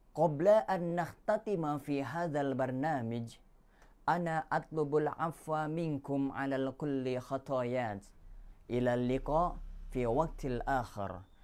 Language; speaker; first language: Arabic; non-native, learner; Indonesian